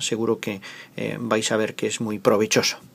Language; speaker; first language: Spanish; native; Spanish